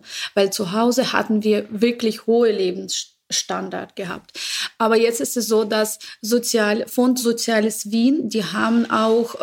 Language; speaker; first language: German; non-native, fluent; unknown